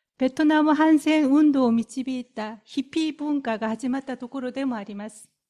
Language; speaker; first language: Japanese; non-native, fluent; Korean